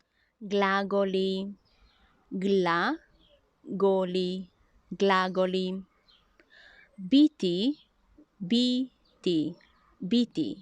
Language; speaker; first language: Slovenian; non-native, learner; Chinese